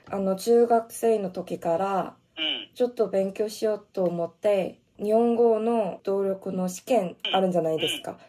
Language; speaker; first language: Japanese; non-native, fluent; Korean